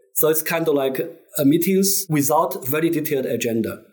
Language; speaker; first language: English; non-native, fluent; Chinese